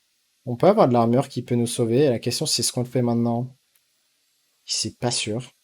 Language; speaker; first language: French; native; French